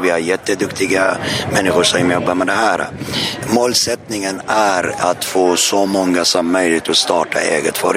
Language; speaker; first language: Swedish; non-native, fluent; Arabic